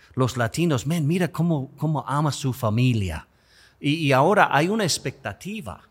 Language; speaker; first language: Spanish; non-native, fluent; English